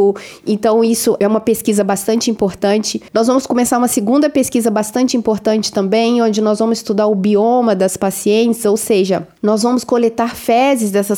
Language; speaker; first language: Portuguese; native; Portuguese